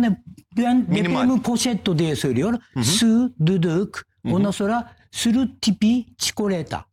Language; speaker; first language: Turkish; non-native, learner; Japanese